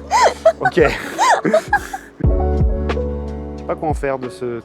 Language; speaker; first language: French; native; French